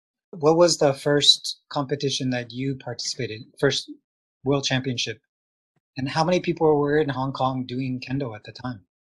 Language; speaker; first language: English; early bilingual, other home language; Chinese